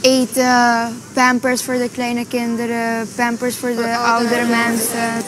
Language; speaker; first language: Dutch; early bilingual, other home language; Spanish